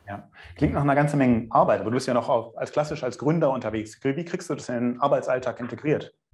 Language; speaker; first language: German; native; German